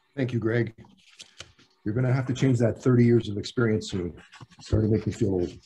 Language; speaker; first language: English; native; English